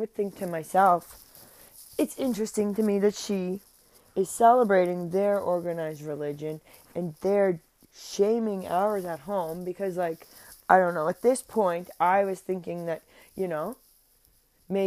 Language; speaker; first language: English; native; English